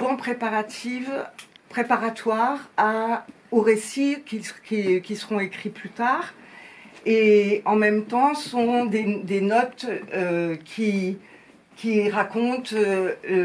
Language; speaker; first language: French; native; French